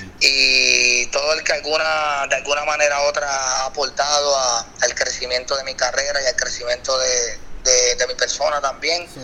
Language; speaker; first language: Spanish; native; Spanish